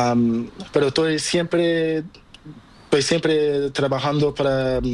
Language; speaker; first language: Spanish; non-native, learner; Portuguese